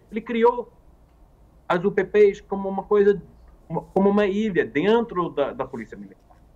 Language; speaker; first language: Portuguese; non-native, fluent; English